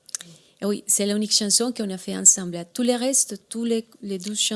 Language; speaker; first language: French; non-native, learner; Spanish